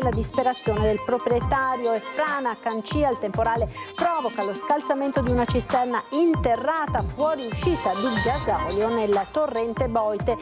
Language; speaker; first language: Italian; native; Italian